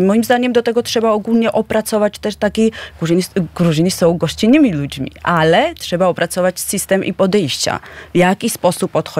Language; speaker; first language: Polish; non-native, fluent; Georgian